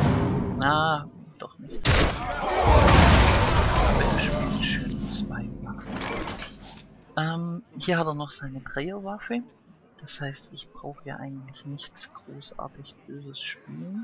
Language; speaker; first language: German; native; German